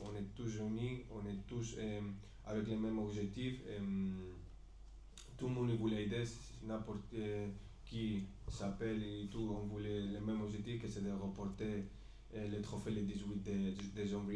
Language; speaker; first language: French; non-native, fluent; Spanish